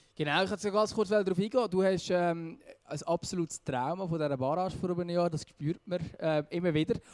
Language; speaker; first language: German; native; German